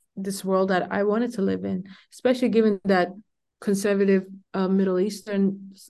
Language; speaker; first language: English; early bilingual, heritage; Danish